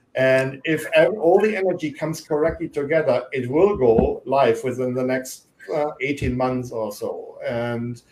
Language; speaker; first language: English; non-native, fluent; German